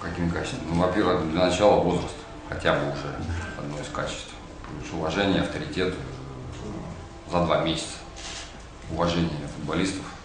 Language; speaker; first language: Russian; native; Russian